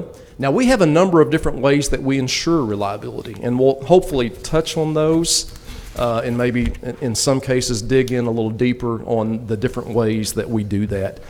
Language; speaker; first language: English; native; English